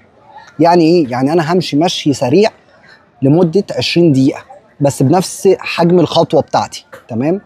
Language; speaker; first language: Arabic; native; Arabic